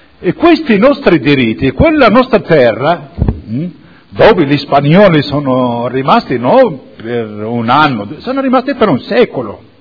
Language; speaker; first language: Italian; non-native, fluent; Arabic